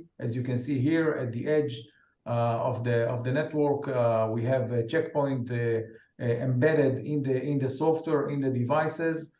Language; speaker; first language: English; non-native, fluent; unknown